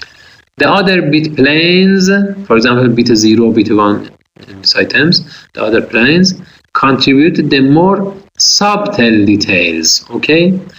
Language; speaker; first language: English; non-native, fluent; Persian